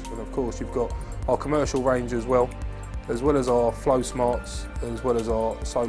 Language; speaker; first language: English; native; English